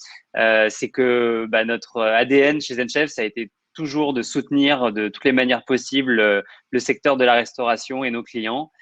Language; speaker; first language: French; native; French